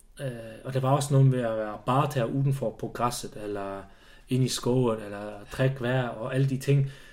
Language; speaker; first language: Danish; non-native, fluent; Swiss German